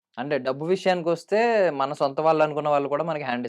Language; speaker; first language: Telugu; native; Telugu